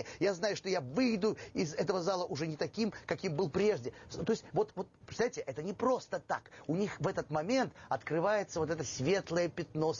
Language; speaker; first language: Russian; native; Russian